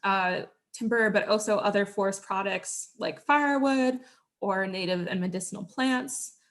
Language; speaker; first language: English; native; English